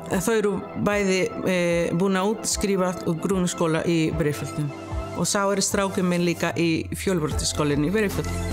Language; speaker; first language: Icelandic; non-native, fluent; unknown